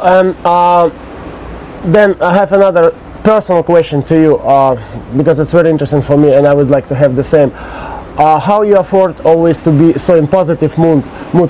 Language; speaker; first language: English; non-native, fluent; Russian